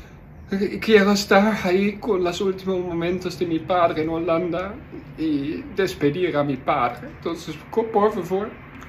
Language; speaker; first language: Spanish; non-native, learner; Dutch